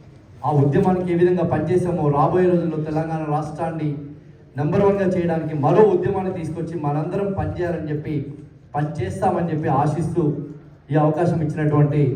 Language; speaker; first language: Telugu; native; Telugu